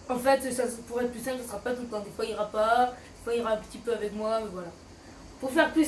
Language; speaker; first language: French; native; French